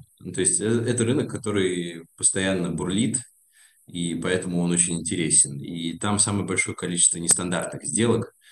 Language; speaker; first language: Russian; native; Russian